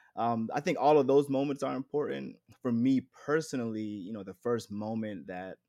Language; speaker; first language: English; native; English